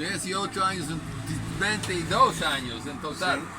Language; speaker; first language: Spanish; non-native, fluent; English